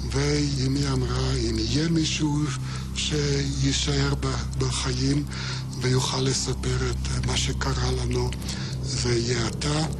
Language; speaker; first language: Hebrew; non-native, fluent; Yiddish